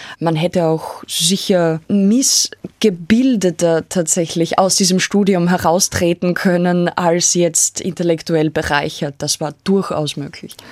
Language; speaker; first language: German; native; German